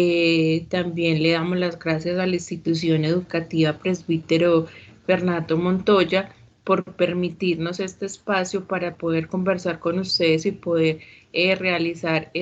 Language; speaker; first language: Spanish; native; Spanish